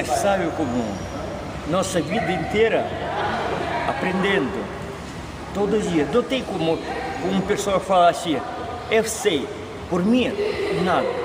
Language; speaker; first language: Portuguese; non-native, learner; Russian